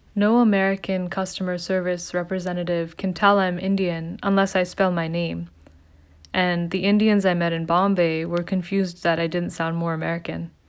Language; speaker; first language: English; early bilingual, other home language; Hindi